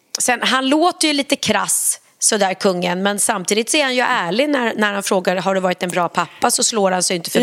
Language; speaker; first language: Swedish; native; Swedish